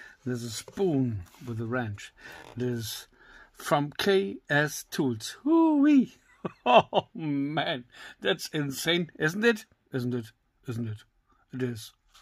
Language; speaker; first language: English; non-native, learner; German